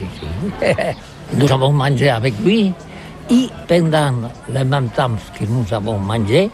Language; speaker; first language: French; non-native, learner; Catalan